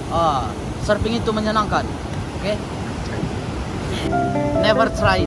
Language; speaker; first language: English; non-native, learner; Indonesian